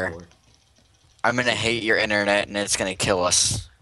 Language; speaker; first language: English; native; English